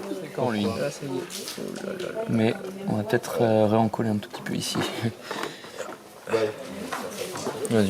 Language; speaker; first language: French; native; French